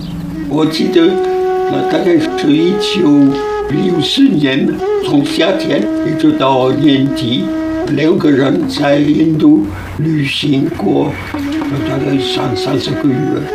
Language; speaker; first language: Chinese; non-native, fluent; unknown